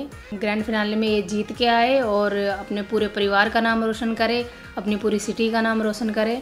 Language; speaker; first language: Hindi; native; Hindi